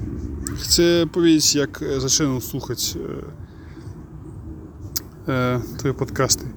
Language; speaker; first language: Polish; non-native, learner; Russian